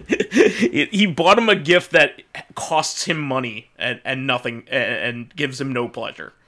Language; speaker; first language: English; native; English